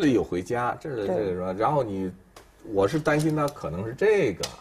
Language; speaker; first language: Chinese; native; Chinese